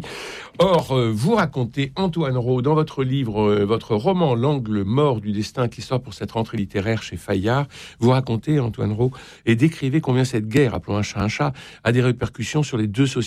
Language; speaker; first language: French; native; French